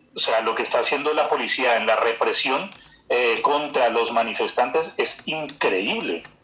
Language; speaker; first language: Spanish; native; Spanish